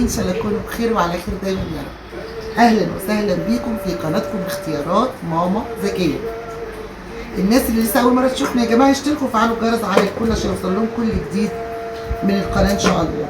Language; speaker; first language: Arabic; native; Arabic